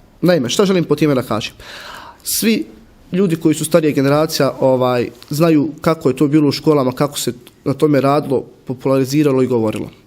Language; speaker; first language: Bosnian; native; Bosnian